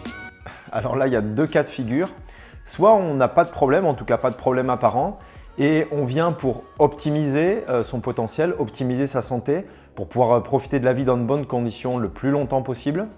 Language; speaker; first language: French; native; French